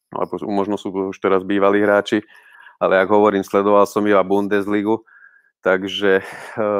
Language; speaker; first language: Slovak; non-native, local second language; Hungarian